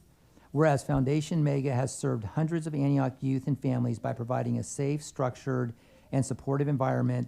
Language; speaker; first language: English; native; English